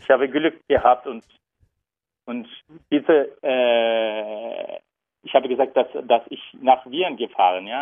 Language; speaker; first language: German; non-native, learner; Turkish